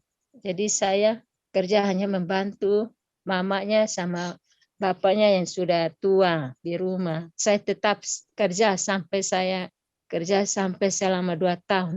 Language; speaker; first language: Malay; non-native, local second language; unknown